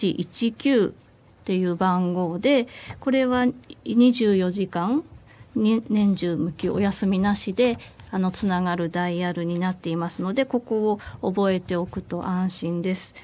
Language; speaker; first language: Japanese; native; Japanese